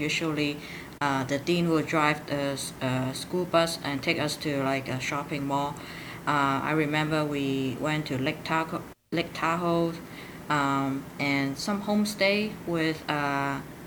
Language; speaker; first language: English; non-native, local second language; Cantonese